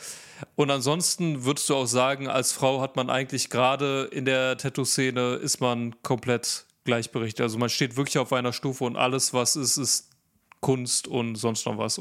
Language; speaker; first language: German; native; German